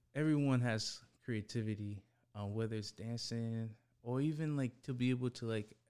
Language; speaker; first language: English; early bilingual, other home language; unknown